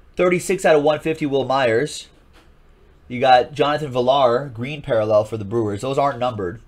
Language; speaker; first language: English; native; English